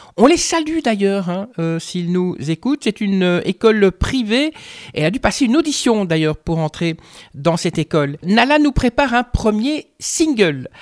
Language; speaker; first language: French; native; French